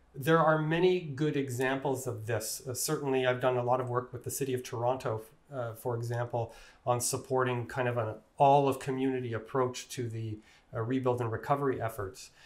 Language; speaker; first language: English; native; English